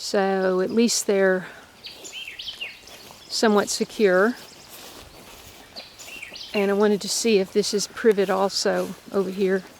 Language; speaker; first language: English; native; English